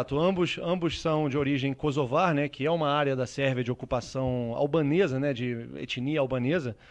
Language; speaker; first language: Portuguese; native; Portuguese